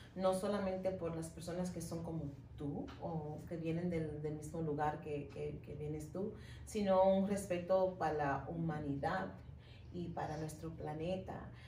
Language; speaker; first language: Spanish; early bilingual, heritage; Spanish